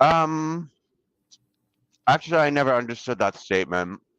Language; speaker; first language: English; native; English